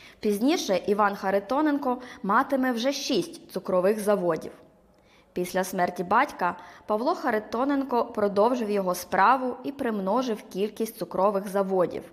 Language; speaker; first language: Ukrainian; native; Ukrainian